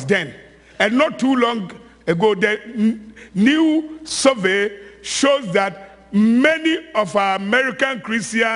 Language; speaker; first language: English; non-native, local second language; Akan